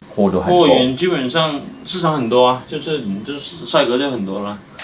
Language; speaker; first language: Chinese; native; Chinese